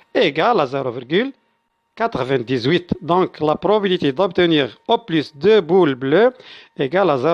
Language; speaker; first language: French; non-native, local second language; Arabic